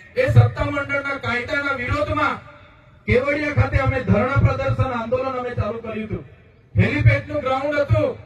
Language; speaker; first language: Gujarati; non-native, local second language; Vasavi